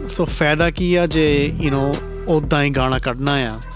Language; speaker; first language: Punjabi; early bilingual, heritage; Punjabi